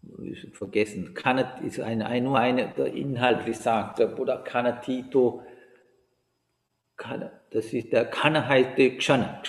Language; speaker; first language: German; non-native, learner; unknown